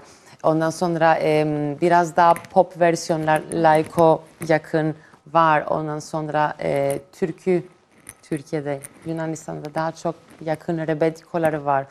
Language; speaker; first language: Turkish; non-native, fluent; Greek